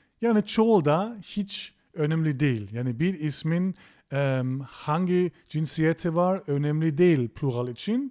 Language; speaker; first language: Turkish; non-native, fluent; German